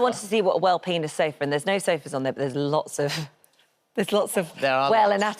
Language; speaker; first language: English; native; English